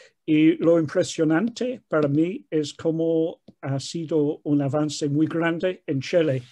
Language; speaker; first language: Spanish; non-native, fluent; English